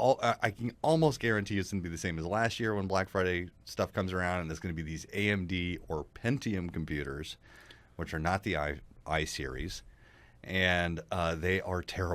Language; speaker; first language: English; native; English